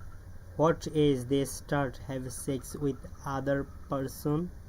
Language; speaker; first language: English; non-native, learner; Bangla